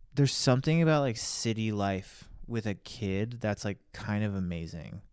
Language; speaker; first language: English; native; English